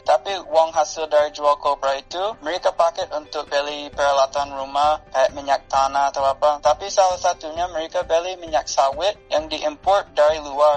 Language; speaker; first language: Indonesian; non-native, fluent; English